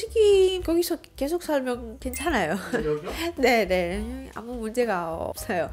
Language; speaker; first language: Korean; non-native, learner; Greek